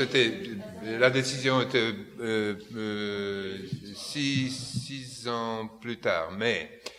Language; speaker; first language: French; non-native, fluent; Polish